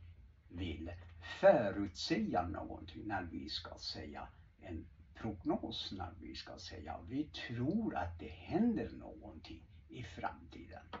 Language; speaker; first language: Swedish; non-native, fluent; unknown